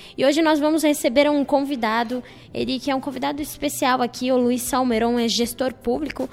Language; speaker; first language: Portuguese; native; Portuguese